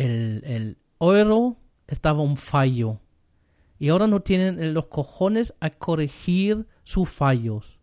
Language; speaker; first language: Spanish; non-native, learner; German